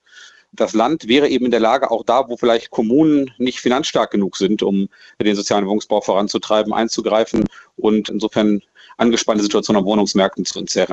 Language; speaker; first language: German; native; German